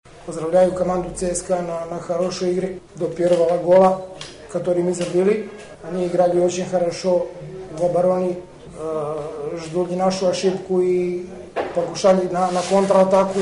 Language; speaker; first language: Russian; non-native, learner; Serbian